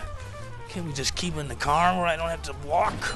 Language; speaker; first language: English; native; English